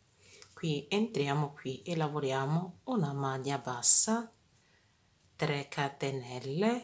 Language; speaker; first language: Italian; non-native, fluent; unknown